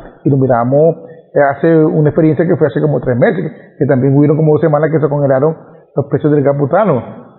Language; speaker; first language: Spanish; native; Spanish